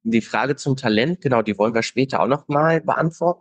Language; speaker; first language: German; native; German